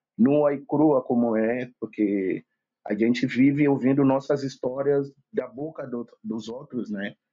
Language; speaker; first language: Portuguese; non-native, fluent; Yoruba